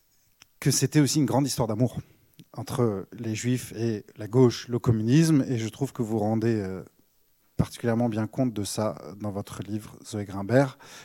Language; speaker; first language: French; native; French